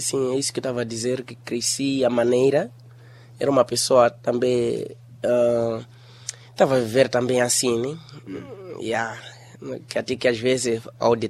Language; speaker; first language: Portuguese; non-native, local second language; Shona